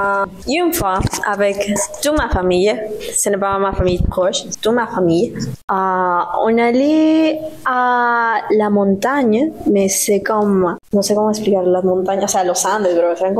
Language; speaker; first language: French; non-native, learner; Spanish